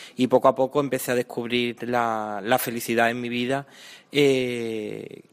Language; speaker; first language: Spanish; native; Spanish